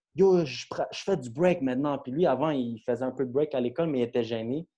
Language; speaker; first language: French; native; French